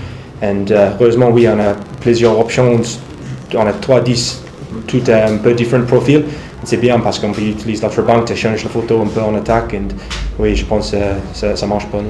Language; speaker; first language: French; non-native, fluent; English